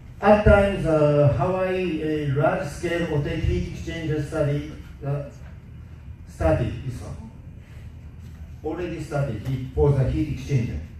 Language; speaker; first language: English; non-native, learner; Japanese